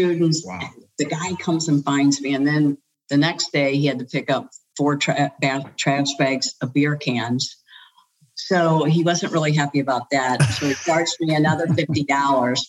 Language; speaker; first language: English; native; English